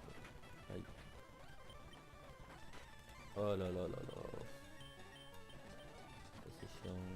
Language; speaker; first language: French; native; French